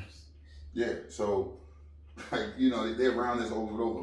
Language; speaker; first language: English; native; English